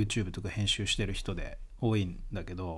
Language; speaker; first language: Japanese; native; Japanese